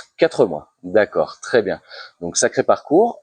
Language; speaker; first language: French; native; French